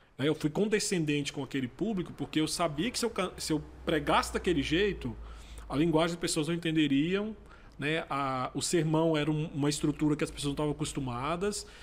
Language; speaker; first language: Portuguese; native; Portuguese